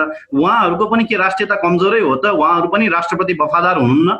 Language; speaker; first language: Nepali; native; Nepali